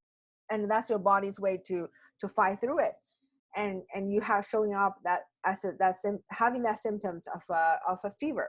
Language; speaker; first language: English; non-native, fluent; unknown